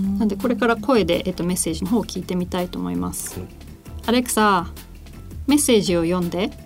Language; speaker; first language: Japanese; native; Japanese